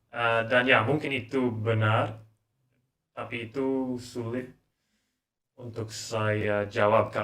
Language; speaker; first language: Indonesian; non-native, learner; English